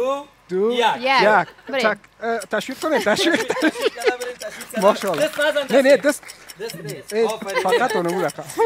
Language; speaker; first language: Persian; native; Persian